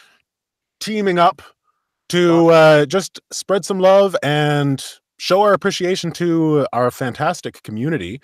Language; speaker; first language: English; native; English